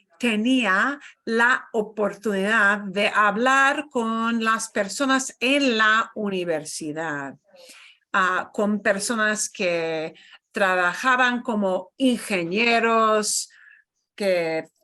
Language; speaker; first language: Spanish; non-native, fluent; English